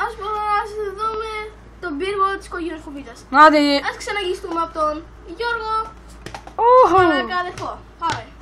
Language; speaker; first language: Greek; native; Greek